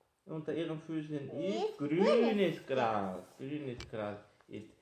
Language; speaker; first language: German; non-native, fluent; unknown